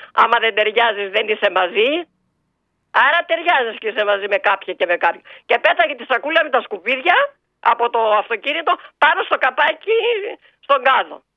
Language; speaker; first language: Greek; native; Greek